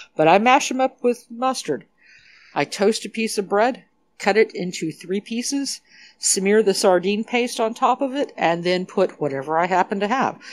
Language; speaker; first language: English; native; English